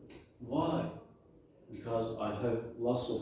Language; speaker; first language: English; non-native, learner; Turkish